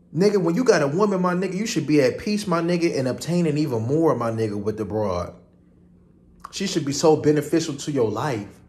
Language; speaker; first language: English; native; English